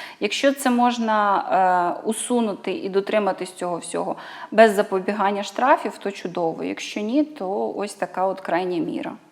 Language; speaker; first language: Ukrainian; native; Ukrainian